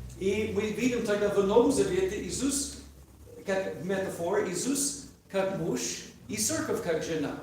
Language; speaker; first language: Russian; non-native, learner; English